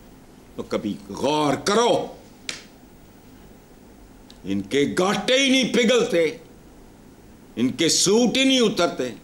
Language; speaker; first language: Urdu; non-native, local second language; Punjabi